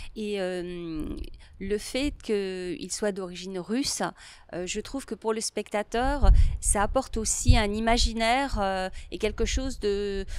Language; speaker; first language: French; native; French